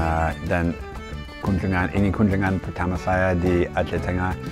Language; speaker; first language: Indonesian; non-native, fluent; English